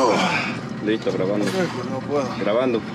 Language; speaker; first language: Spanish; native; Spanish